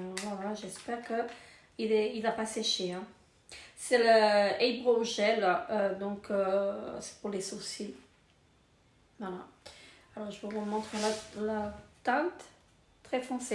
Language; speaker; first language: French; native; French